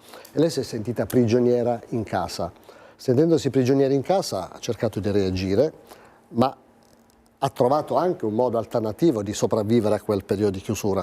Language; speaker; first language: Italian; native; Italian